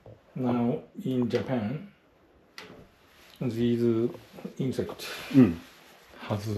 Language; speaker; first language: English; non-native, learner; Japanese